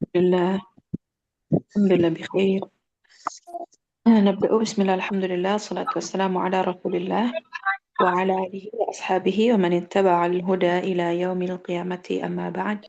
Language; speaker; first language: Arabic; non-native, fluent; Indonesian